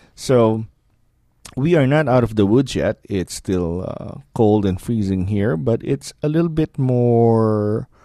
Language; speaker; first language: English; non-native, local second language; Filipino